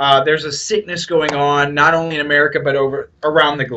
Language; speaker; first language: English; native; English